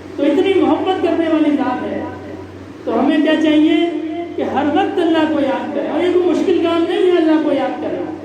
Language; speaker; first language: Urdu; non-native, local second language; Punjabi